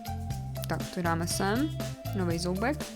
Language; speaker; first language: Czech; native; Czech